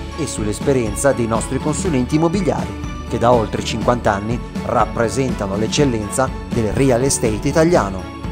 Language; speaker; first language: Italian; native; Italian